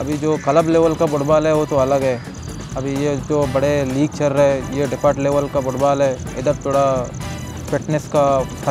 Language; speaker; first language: Hindi; non-native, local second language; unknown